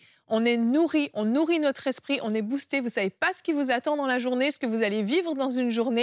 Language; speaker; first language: French; native; French